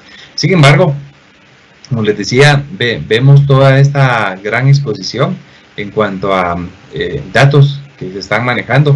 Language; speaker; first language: Spanish; native; Spanish